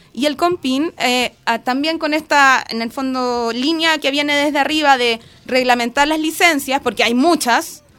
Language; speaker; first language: Spanish; native; Spanish